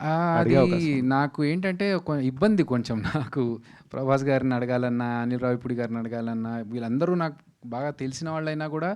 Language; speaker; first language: Telugu; native; Telugu